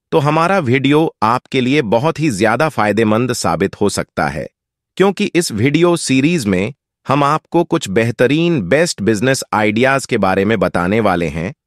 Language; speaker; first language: Hindi; native; Hindi